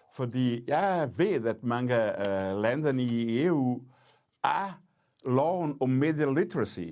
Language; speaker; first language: Danish; non-native, fluent; Portuguese